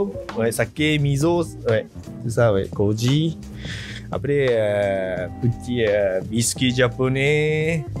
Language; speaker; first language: French; non-native, learner; Japanese